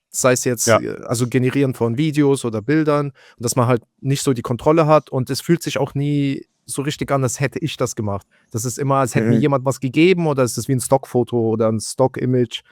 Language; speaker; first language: German; native; German